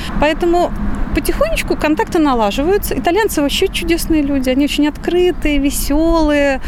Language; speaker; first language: Russian; native; Russian